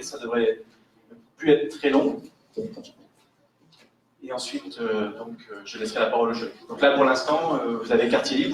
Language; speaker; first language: French; native; French